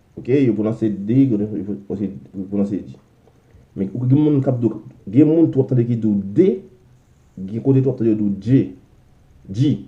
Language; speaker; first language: French; non-native, local second language; Haitian Creole